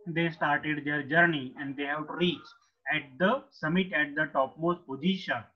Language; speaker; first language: English; non-native, local second language; Marathi